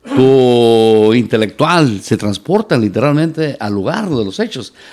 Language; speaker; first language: Spanish; native; Spanish